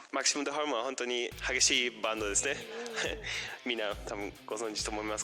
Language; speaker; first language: Japanese; non-native, fluent; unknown